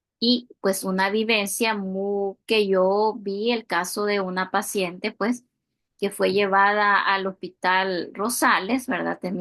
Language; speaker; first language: Spanish; native; Spanish